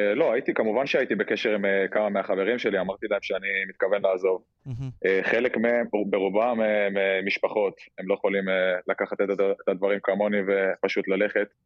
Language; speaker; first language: Hebrew; native; Hebrew